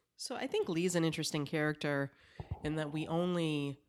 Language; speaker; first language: English; native; English